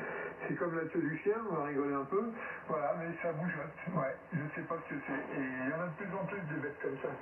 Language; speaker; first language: French; native; French